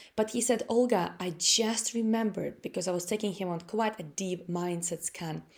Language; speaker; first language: English; non-native, fluent; Latvian